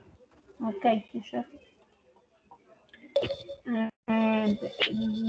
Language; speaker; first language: English; non-native, learner; Spanish